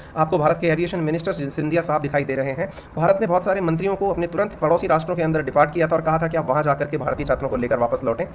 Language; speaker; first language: Hindi; native; Hindi